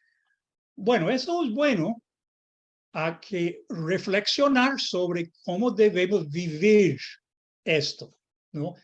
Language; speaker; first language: Spanish; non-native, fluent; English